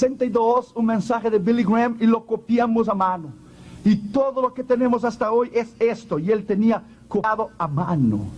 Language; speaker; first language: Spanish; non-native, fluent; Portuguese